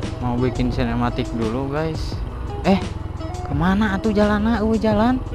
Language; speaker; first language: Indonesian; non-native, local second language; Sundanese